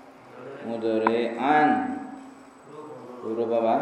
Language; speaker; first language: Arabic; non-native, fluent; Indonesian